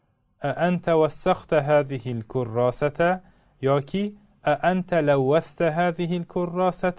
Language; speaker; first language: Arabic; non-native, fluent; Uzbek